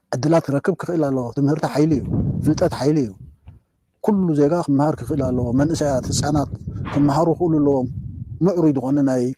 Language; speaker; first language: Tigrinya; native; Tigrinya